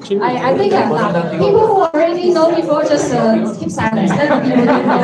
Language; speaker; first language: English; non-native, fluent; Chinese